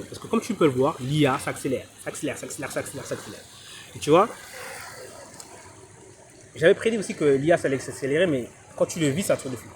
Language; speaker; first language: French; native; French